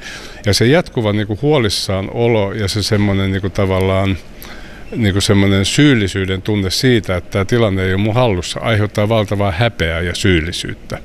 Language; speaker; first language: Finnish; native; Finnish